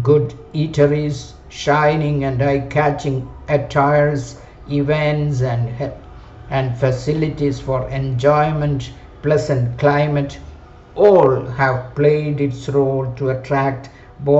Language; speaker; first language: English; non-native, local second language; Malayalam